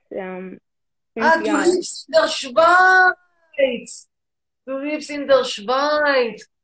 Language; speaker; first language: German; non-native, learner; Hebrew